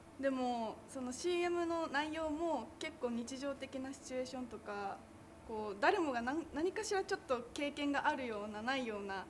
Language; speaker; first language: Japanese; native; Japanese